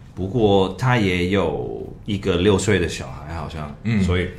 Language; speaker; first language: Chinese; non-native, fluent; Cantonese